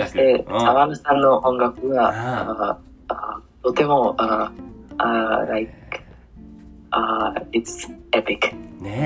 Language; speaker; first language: Japanese; non-native, learner; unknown